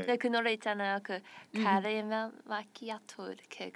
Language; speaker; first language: Korean; early bilingual, heritage; Korean